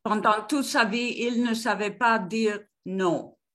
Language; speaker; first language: French; non-native, learner; Spanish